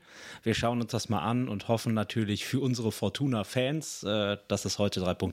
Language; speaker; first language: German; native; German